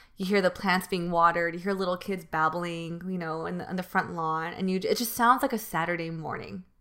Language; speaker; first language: English; native; English